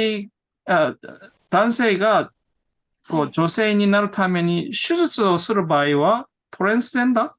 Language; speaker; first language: Japanese; non-native, fluent; Korean